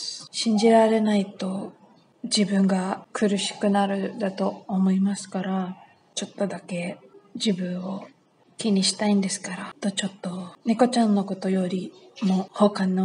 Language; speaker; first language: Japanese; non-native, learner; English